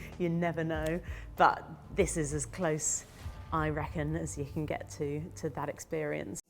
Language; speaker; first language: English; native; English